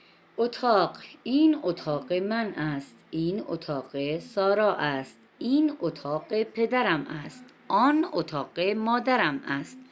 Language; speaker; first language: Persian; non-native, fluent; Urdu